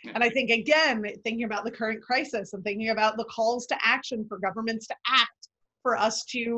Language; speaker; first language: English; native; English